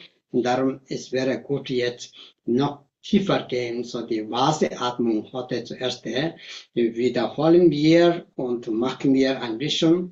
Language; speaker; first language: German; non-native, fluent; Tibetan